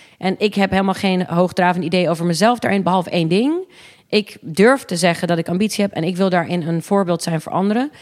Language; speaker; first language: Dutch; early bilingual, other home language; English